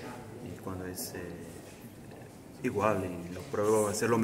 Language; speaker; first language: Spanish; early bilingual, heritage; Spanish